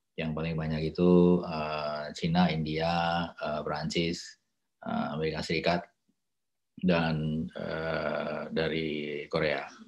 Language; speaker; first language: Indonesian; native; Indonesian